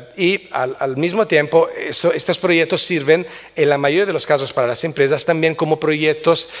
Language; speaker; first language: Spanish; non-native, fluent; Italian